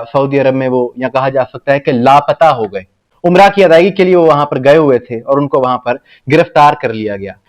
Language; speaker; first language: Urdu; native; Urdu